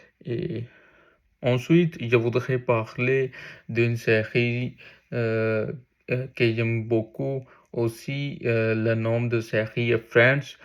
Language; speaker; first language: French; non-native, learner; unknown